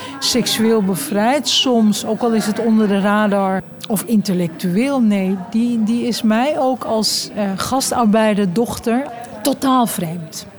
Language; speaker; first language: Dutch; early bilingual, other home language; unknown